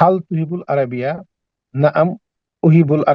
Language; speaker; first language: Arabic; non-native, learner; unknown